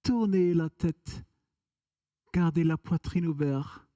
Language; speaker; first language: French; non-native, fluent; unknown